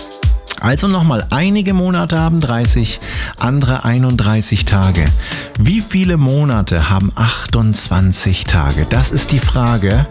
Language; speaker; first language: German; native; German